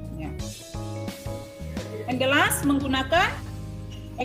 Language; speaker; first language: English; non-native, learner; Indonesian